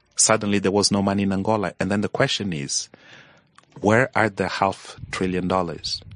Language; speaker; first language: English; non-native, fluent; Portuguese